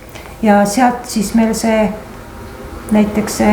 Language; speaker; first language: Estonian; native; Estonian